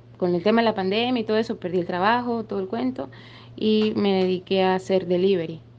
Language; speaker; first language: Spanish; native; Spanish